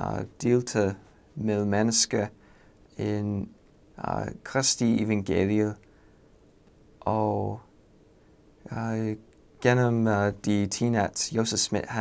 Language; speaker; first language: Danish; non-native, learner; English